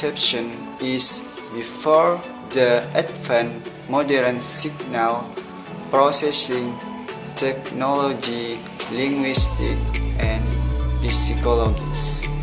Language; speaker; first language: English; non-native, learner; Indonesian